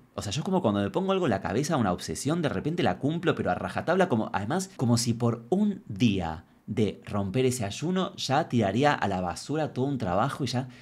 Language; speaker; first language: Spanish; native; Spanish